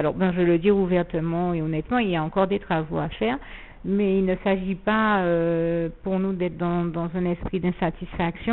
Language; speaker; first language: French; native; French